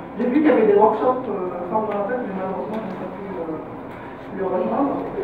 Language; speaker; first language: French; non-native, local second language; Arabic